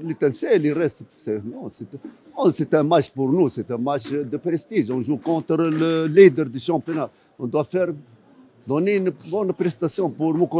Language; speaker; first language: French; non-native, fluent; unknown